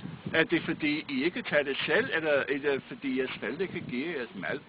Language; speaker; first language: Danish; native; Danish